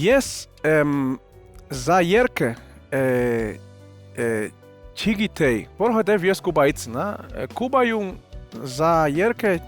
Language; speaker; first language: Armenian; non-native, learner; Spanish